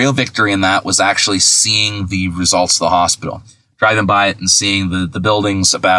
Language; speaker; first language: English; native; English